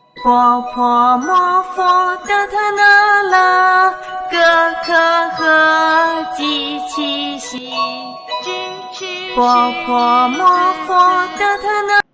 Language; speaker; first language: Chinese; non-native, fluent; Thai